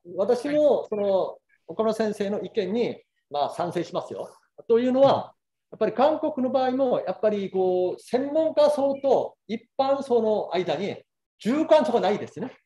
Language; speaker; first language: Japanese; non-native, fluent; Korean